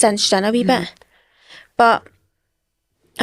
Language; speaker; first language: English; native; English